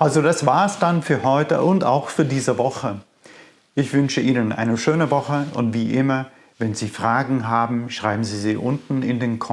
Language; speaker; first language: German; non-native, fluent; English